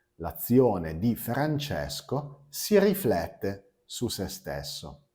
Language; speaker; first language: Italian; native; Italian